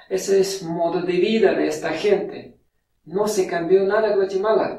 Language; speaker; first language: Spanish; non-native, fluent; Russian